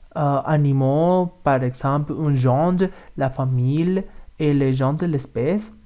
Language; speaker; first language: French; non-native, learner; Spanish